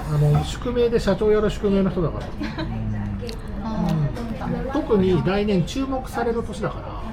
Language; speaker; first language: Japanese; native; Japanese